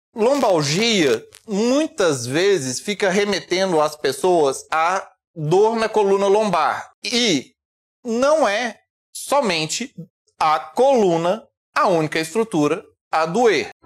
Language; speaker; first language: Portuguese; native; Portuguese